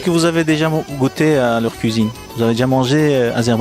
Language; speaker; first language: French; early bilingual, other home language; Turkish